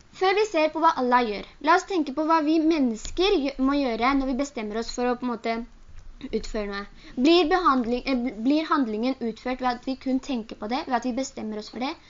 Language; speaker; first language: Norwegian; early bilingual, other home language; Urdu